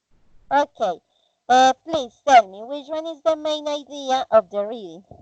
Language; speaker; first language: English; non-native, fluent; Spanish